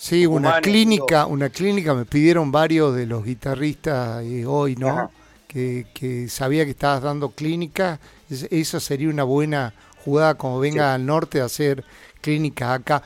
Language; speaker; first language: Spanish; native; Spanish